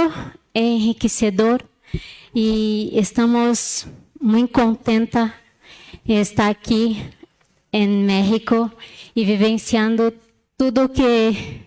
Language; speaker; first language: Spanish; non-native, learner; Portuguese